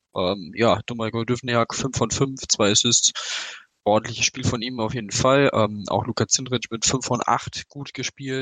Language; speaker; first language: German; native; German